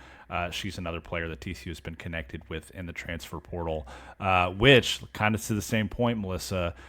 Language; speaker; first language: English; native; English